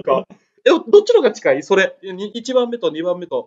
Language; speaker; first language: Japanese; native; Japanese